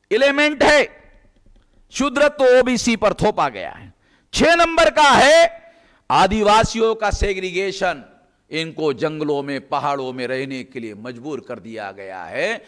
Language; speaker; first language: Hindi; non-native, local second language; Marathi